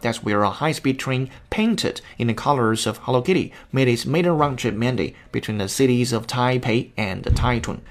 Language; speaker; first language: English; non-native, fluent; Chinese